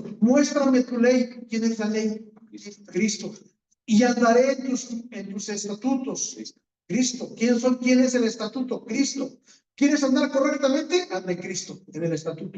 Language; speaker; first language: Spanish; native; Spanish